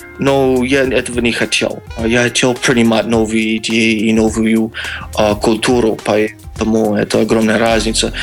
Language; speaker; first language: Russian; non-native, fluent; English